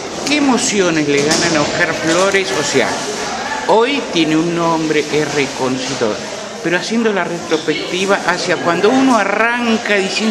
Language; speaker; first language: Spanish; native; Spanish